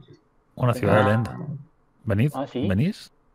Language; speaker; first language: Spanish; native; Spanish